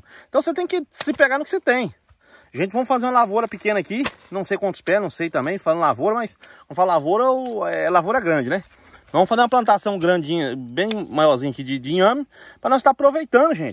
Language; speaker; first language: Portuguese; native; Portuguese